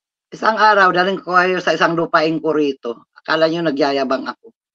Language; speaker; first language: Filipino; native; Filipino